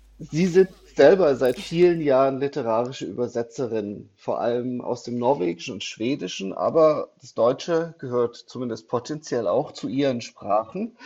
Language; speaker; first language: German; native; German